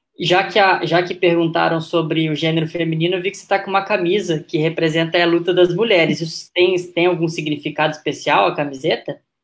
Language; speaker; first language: Portuguese; native; Portuguese